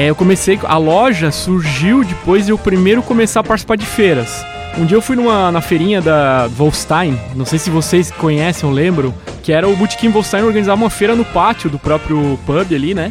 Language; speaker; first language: Portuguese; native; Portuguese